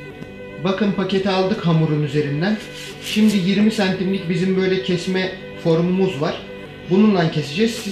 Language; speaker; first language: Turkish; native; Turkish